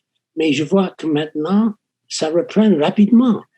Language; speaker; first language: French; non-native, fluent; English